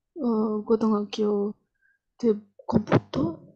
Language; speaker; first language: Korean; non-native, learner; Indonesian